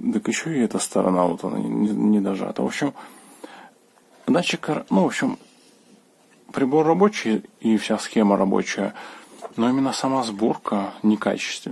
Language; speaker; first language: Russian; native; Russian